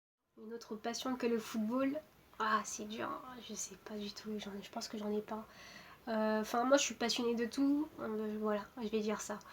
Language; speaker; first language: French; early bilingual, other home language; Portuguese